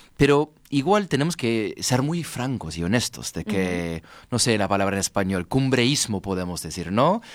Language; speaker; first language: Spanish; non-native, fluent; English